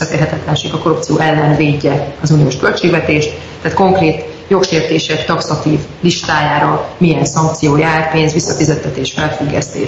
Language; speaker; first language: Hungarian; native; Hungarian